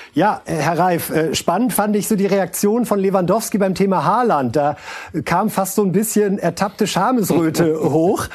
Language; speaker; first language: German; native; German